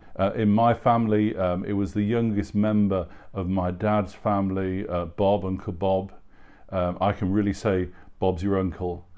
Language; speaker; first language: English; native; English